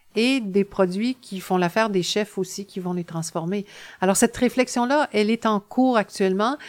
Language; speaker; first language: French; native; French